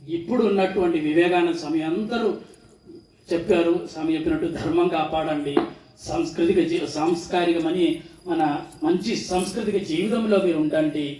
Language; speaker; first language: Telugu; non-native, fluent; Malayalam